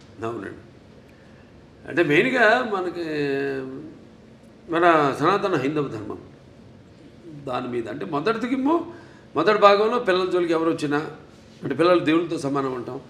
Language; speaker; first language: Telugu; native; Telugu